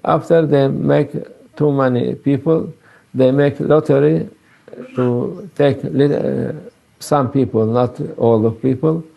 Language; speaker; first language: English; non-native, learner; Turkish